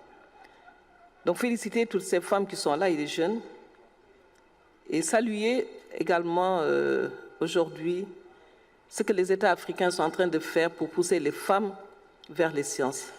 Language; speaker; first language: French; non-native, local second language; Wolof